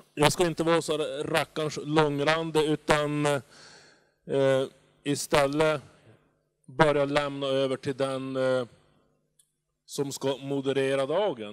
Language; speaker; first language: Swedish; native; Swedish